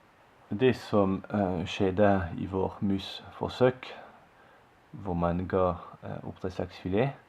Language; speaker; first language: Norwegian; non-native, fluent; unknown